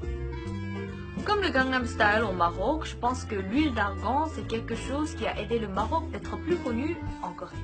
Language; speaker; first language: French; non-native, fluent; Korean